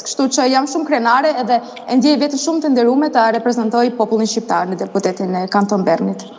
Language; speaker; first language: Albanian; early bilingual, heritage; Albanian